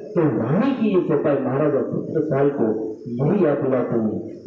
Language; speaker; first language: Hindi; non-native, local second language; Gujarati